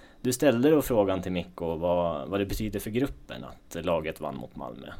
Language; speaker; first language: Swedish; native; Swedish